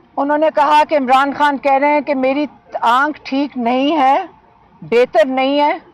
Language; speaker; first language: Urdu; native; Urdu